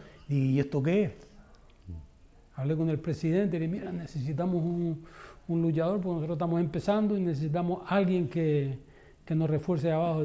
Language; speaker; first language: Spanish; native; Spanish